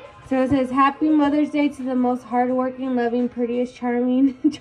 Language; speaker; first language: English; early bilingual, other home language; Spanish